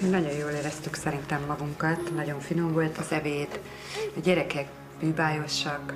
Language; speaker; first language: Hungarian; early bilingual, heritage; Hungarian